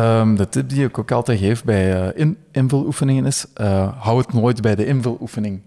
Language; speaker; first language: Dutch; native; Dutch